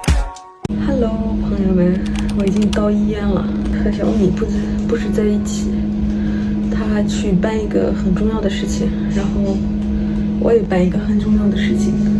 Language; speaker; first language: Chinese; non-native, fluent; French